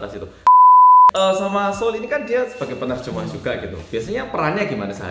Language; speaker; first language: Indonesian; native; Indonesian